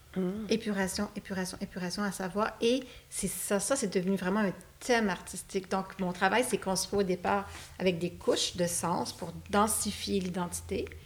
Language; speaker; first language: French; native; French